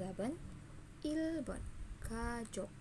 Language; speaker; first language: Korean; non-native, fluent; Indonesian